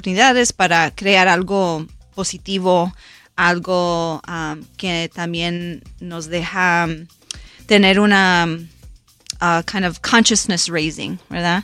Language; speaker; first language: Spanish; non-native, local second language; English